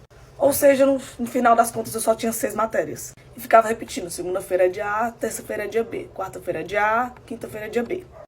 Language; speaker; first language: Portuguese; native; Portuguese